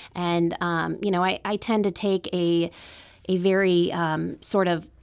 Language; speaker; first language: English; native; English